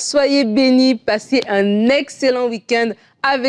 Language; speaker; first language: French; native; French